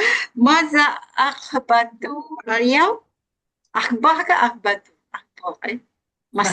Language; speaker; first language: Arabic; non-native, learner; Malay